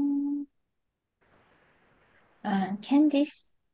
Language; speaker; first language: French; non-native, fluent; Chinese